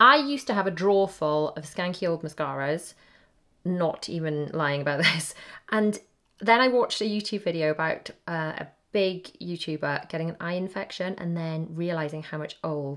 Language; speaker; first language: English; native; English